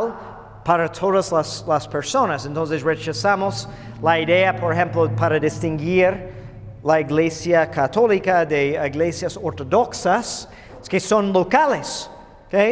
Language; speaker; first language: Spanish; non-native, fluent; English